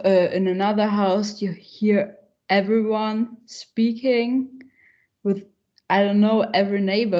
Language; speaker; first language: English; non-native, fluent; German